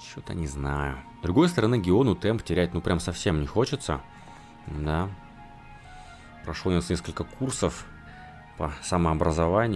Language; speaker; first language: Russian; native; Russian